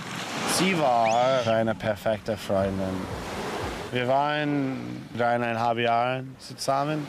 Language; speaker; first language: German; non-native, fluent; English